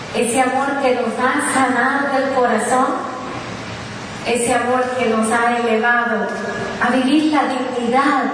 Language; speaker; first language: Spanish; native; Spanish